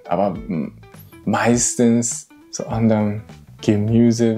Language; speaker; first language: German; non-native, learner; Japanese